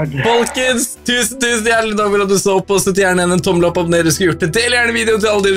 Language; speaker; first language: Norwegian; native; Norwegian